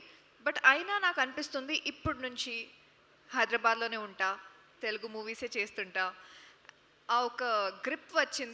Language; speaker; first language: Telugu; non-native, fluent; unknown